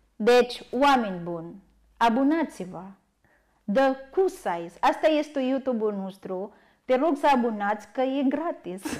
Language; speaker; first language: Romanian; non-native, learner; Filipino